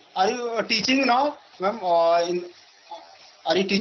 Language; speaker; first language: English; non-native, learner; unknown